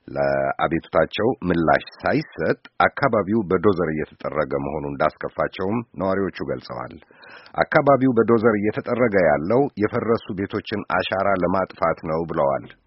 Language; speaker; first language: Amharic; native; Amharic